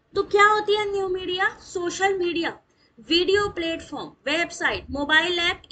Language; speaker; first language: Hindi; native; Hindi